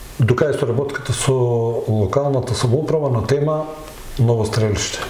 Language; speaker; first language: Macedonian; native; Macedonian